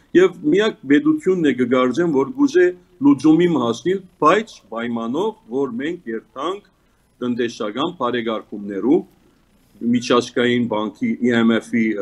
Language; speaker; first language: Armenian; early bilingual, heritage; Armenian